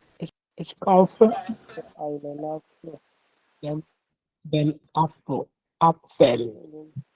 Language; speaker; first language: German; non-native, learner; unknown